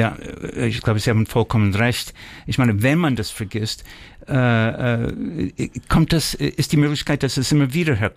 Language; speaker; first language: German; early bilingual, heritage; German